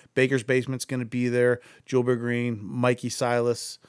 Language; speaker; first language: English; native; English